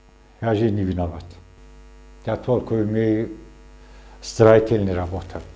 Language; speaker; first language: Russian; non-native, local second language; Azerbaijani